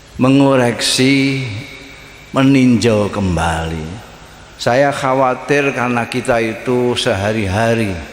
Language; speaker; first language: Indonesian; non-native, local second language; Javanese